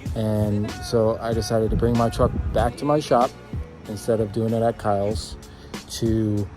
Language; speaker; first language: English; native; English